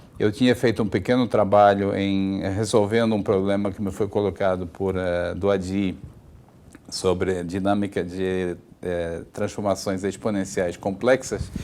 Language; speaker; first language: Portuguese; native; Portuguese